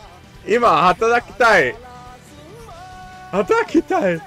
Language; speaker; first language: Japanese; non-native, learner; English